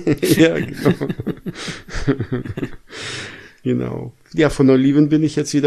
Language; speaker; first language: German; early bilingual, other home language; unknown